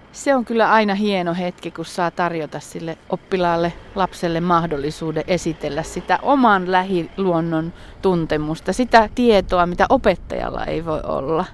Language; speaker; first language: Finnish; native; Finnish